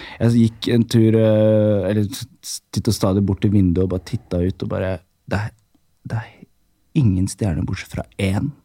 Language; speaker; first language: Norwegian; early bilingual, other home language; Amharic